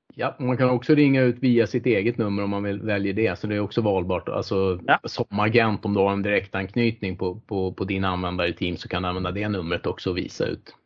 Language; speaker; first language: Swedish; native; Swedish